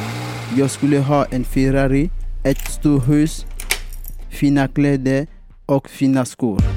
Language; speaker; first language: Swedish; non-native, fluent; French